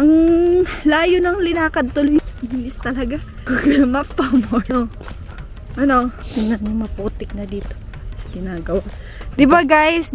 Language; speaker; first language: Filipino; native; Filipino